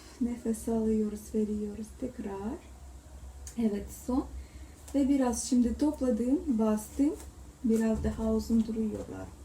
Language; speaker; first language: Turkish; non-native, learner; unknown